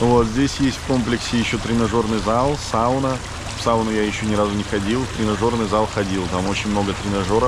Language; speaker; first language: Russian; native; Russian